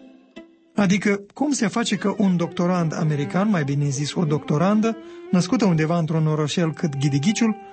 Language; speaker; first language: Romanian; native; Romanian